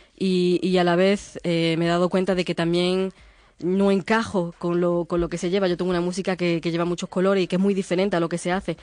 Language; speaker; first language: Spanish; early bilingual, other home language; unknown